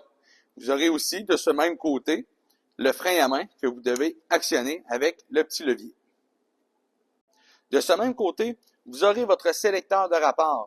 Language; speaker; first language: French; native; French